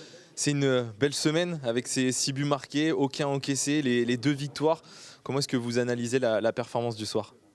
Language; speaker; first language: French; native; French